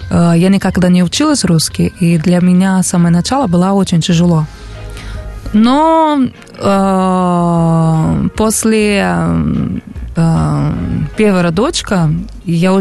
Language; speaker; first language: Russian; non-native, learner; Portuguese